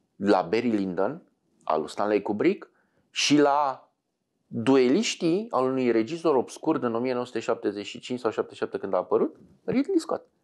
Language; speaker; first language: Romanian; native; Romanian